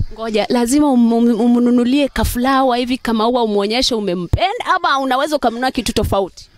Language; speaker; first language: Swahili; non-native, local second language; Gusii